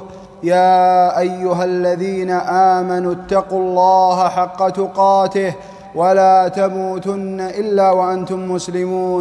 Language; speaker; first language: Arabic; native; Arabic